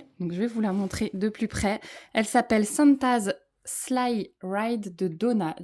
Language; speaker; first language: French; native; French